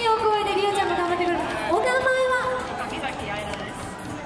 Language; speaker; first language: Japanese; native; Japanese